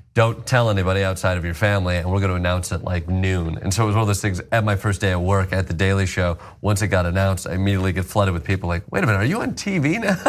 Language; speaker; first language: English; native; English